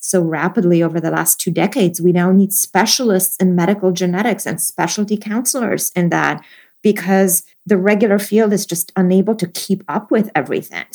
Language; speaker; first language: English; non-native, fluent; Polish